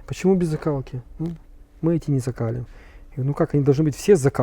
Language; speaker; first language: Russian; native; Russian